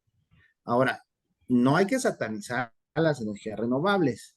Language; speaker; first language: Spanish; native; Spanish